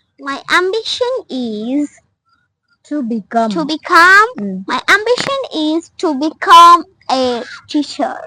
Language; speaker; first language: English; non-native, learner; Malayalam